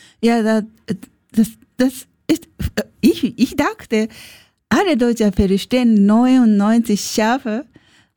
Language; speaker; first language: German; non-native, learner; Japanese